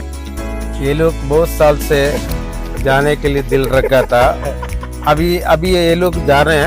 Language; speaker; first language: Hindi; non-native, local second language; Malayalam